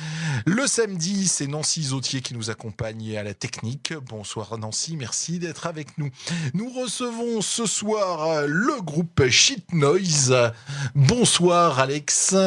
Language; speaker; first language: French; native; French